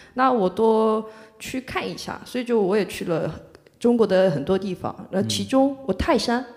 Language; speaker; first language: Chinese; non-native, fluent; Korean